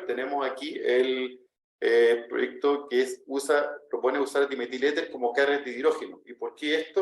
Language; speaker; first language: Spanish; native; Spanish